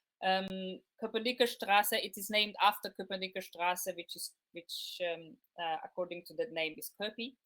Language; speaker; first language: English; non-native, fluent; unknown